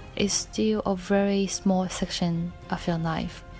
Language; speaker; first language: English; non-native, fluent; Chinese